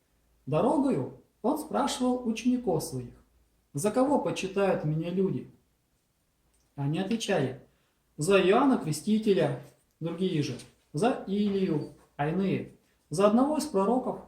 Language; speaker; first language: Russian; native; Russian